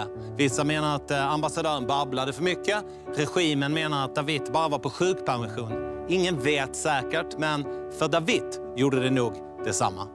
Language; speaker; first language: Swedish; native; Swedish